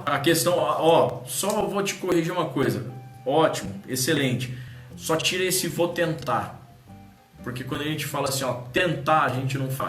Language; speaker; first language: Portuguese; native; Portuguese